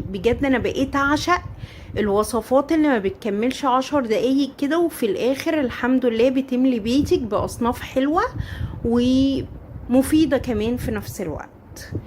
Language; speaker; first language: Arabic; native; Arabic